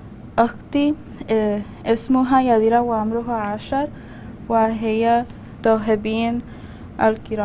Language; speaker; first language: Arabic; non-native, learner; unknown